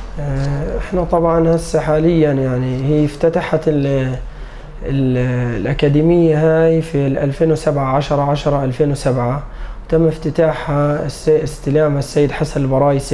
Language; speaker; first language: Arabic; native; Arabic